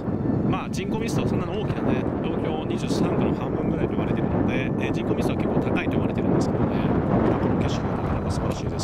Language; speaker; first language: Japanese; native; Japanese